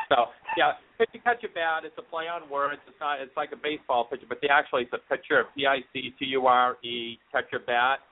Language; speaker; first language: English; native; English